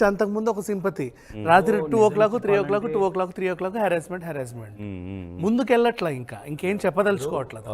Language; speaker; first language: Telugu; native; Telugu